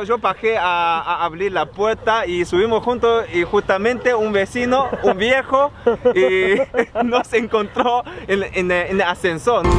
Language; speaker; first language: Spanish; non-native, fluent; Chinese